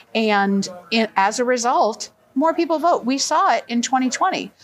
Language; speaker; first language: English; native; English